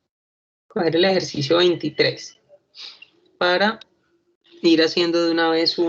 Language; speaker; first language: Spanish; native; Spanish